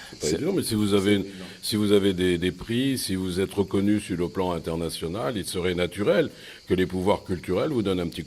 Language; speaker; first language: French; native; French